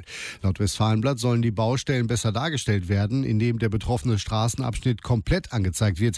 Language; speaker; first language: German; native; German